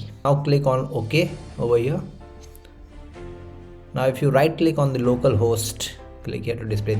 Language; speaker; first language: English; non-native, local second language; Hindi